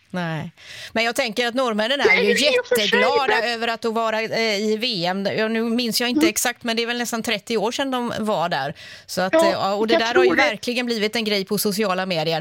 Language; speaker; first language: Swedish; native; Swedish